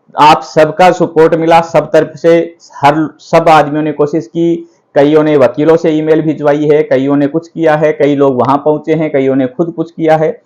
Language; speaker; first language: Hindi; native; Hindi